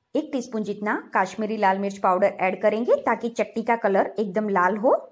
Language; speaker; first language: Hindi; non-native, local second language; Gujarati